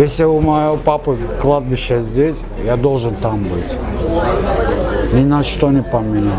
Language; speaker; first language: Russian; non-native, local second language; Azerbaijani